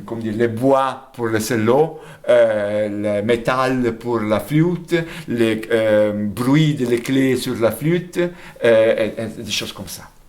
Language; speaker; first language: French; non-native, fluent; Italian